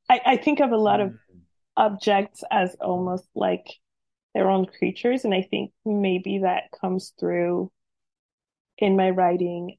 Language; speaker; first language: English; non-native, fluent; French